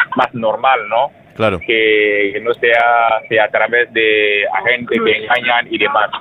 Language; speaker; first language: Spanish; non-native, fluent; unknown